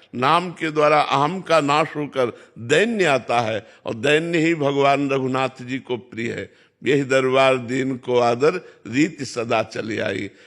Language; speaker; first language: Hindi; native; Hindi